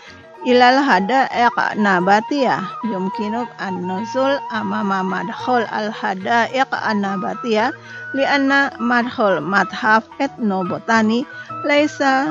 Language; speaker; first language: Arabic; non-native, fluent; Indonesian